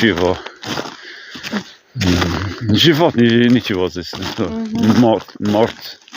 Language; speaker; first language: Russian; non-native, learner; English